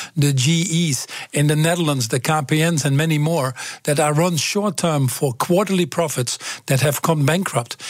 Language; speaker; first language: English; non-native, fluent; Dutch